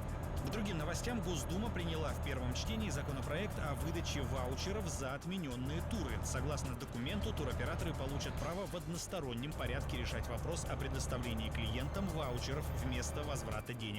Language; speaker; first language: Russian; native; Russian